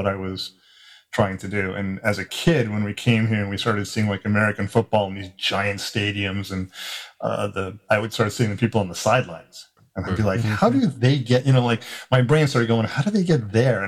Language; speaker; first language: English; native; English